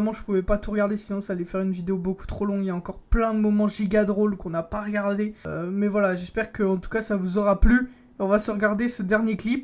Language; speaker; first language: French; native; French